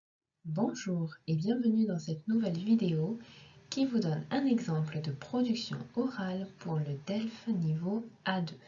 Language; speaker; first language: French; non-native, fluent; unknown